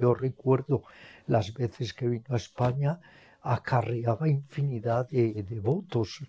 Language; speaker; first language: Spanish; native; Spanish